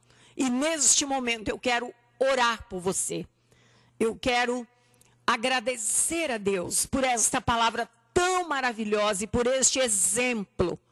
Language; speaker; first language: Portuguese; native; Portuguese